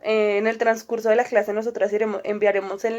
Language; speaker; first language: Spanish; native; Spanish